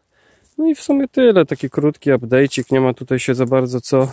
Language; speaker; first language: Polish; native; Polish